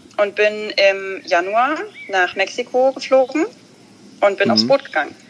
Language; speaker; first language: German; early bilingual, other home language; Russian